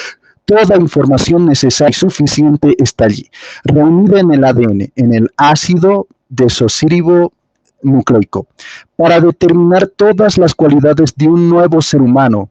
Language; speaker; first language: Spanish; native; Spanish